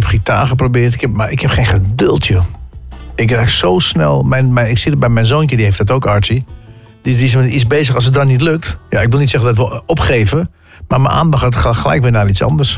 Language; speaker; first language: Dutch; early bilingual, other home language; English